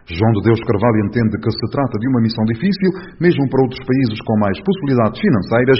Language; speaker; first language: Portuguese; non-native, local second language; Kabuverdianu